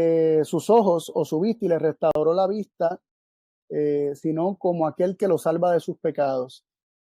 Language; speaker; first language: Spanish; native; Spanish